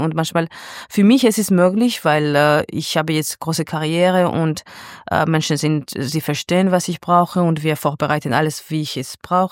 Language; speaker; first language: German; non-native, fluent; Georgian